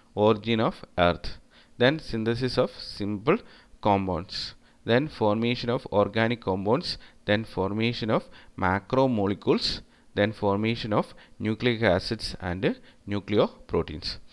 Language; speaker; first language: English; non-native, local second language; Malayalam